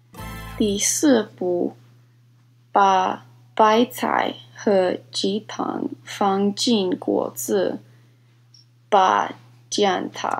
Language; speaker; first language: Chinese; non-native, learner; English